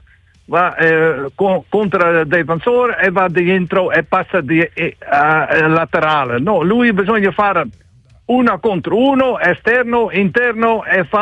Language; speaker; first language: Italian; non-native, learner; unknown